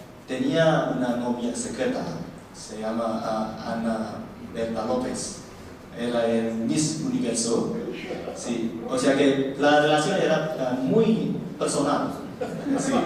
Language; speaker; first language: Spanish; non-native, learner; Indonesian